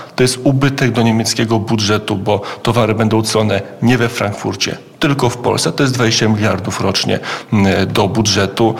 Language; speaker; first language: Polish; native; Polish